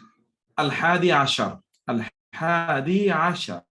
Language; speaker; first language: Arabic; non-native, fluent; Bangla